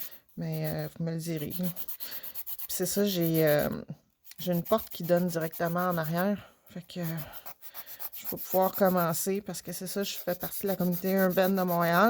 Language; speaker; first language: French; native; French